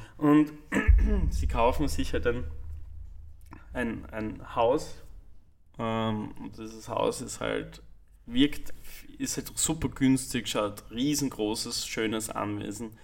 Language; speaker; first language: German; native; German